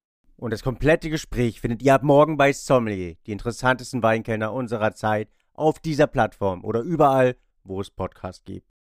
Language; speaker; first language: German; native; German